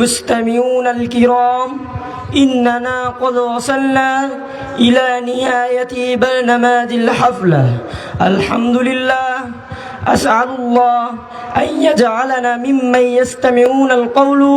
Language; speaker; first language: Arabic; non-native, learner; Bangla